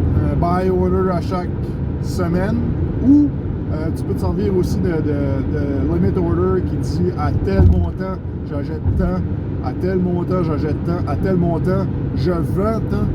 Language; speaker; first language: French; native; French